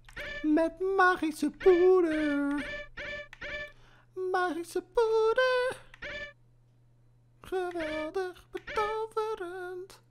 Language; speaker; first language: Dutch; native; Dutch